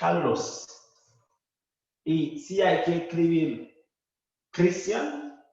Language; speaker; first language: Spanish; non-native, fluent; Haitian Creole